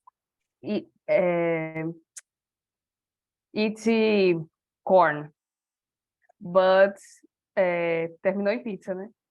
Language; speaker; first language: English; non-native, learner; Portuguese